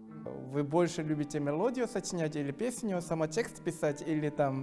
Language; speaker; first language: Russian; non-native, fluent; Korean